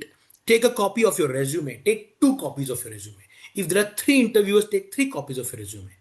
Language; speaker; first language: English; non-native, local second language; Hindi